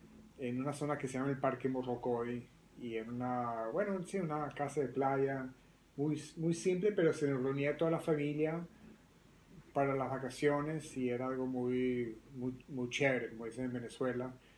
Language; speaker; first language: Spanish; early bilingual, other home language; French